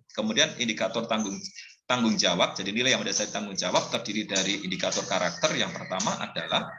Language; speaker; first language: Indonesian; native; Indonesian